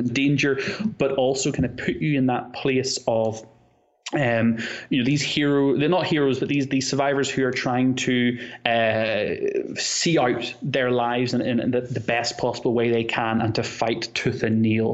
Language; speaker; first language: English; native; English